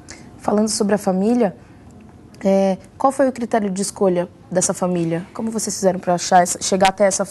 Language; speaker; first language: Portuguese; native; Portuguese